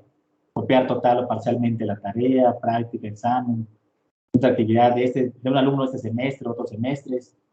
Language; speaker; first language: Spanish; native; Spanish